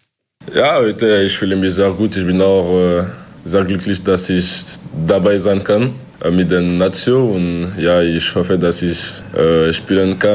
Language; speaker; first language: German; non-native, learner; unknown